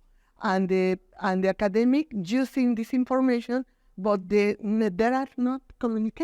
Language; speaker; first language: English; non-native, learner; Spanish